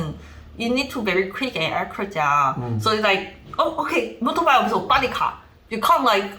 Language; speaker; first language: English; non-native, fluent; Chinese